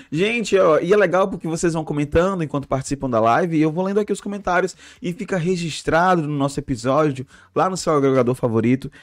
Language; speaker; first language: Portuguese; native; Portuguese